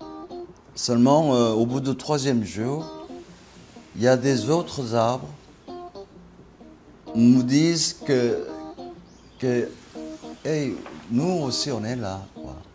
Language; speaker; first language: French; non-native, learner; Korean